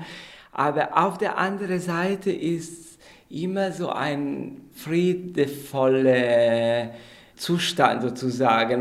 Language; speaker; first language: German; non-native, fluent; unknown